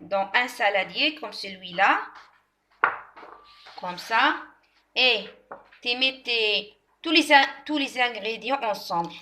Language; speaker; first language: French; non-native, local second language; Arabic